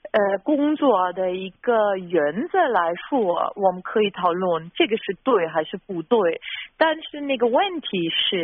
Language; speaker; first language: Chinese; non-native, fluent; German